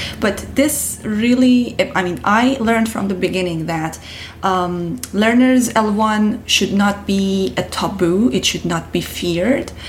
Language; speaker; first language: English; non-native, fluent; Persian